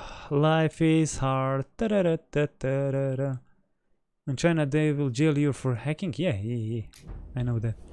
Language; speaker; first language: English; non-native, fluent; Bosnian